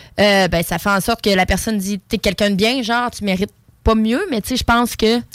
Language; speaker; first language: French; native; French